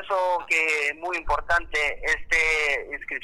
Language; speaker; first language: Spanish; non-native, learner; Korean